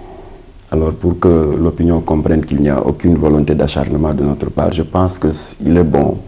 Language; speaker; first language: French; non-native, local second language; Wolof